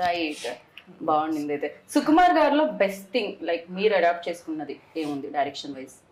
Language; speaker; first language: Telugu; native; Telugu